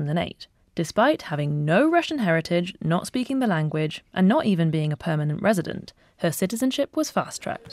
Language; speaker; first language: English; native; English